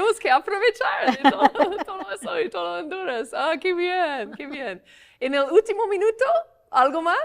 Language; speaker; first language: Spanish; non-native, fluent; English